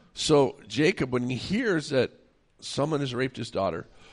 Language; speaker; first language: English; native; English